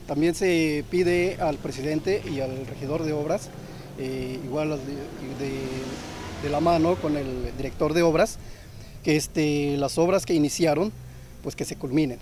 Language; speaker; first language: Spanish; native; Spanish